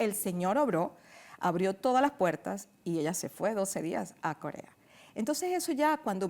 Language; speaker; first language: Spanish; native; Spanish